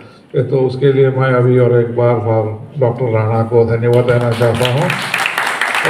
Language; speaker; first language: Hindi; non-native, local second language; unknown